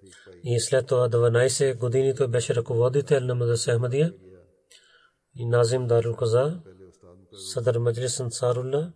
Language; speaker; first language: Bulgarian; non-native, learner; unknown